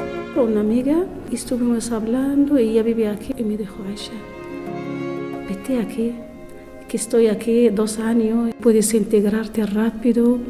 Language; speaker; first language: Spanish; non-native, fluent; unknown